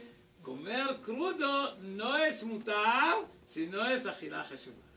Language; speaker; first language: Spanish; non-native, learner; Hebrew